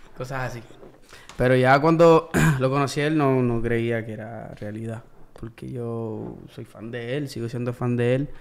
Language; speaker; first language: Spanish; early bilingual, heritage; Spanish